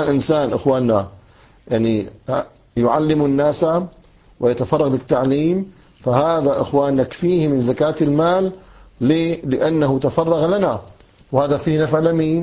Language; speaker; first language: Arabic; native; Arabic